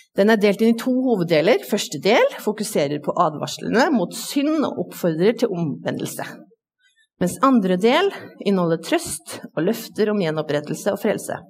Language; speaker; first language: Norwegian; native; Norwegian